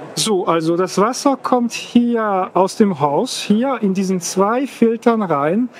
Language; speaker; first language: German; non-native, fluent; French